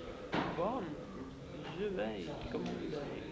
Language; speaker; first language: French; non-native, learner; English